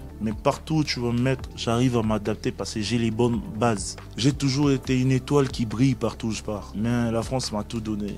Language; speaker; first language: French; non-native, local second language; Lingala